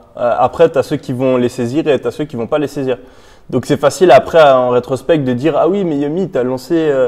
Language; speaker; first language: French; native; French